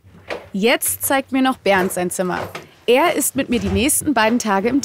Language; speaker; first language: German; native; German